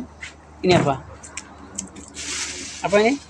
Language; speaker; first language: Indonesian; non-native, learner; Bangla